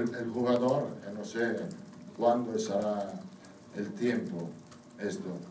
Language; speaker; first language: Spanish; non-native, fluent; Italian